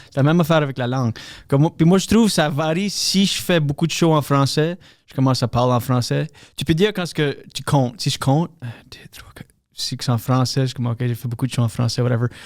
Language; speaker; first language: French; native; French